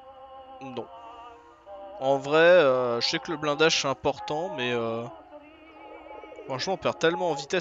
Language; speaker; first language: French; native; French